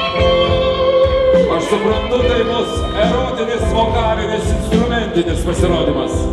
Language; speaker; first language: Lithuanian; native; Lithuanian